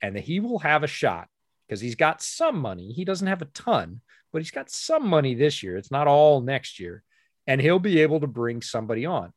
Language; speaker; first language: English; native; English